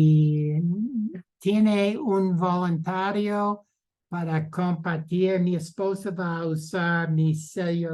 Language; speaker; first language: Spanish; non-native, learner; English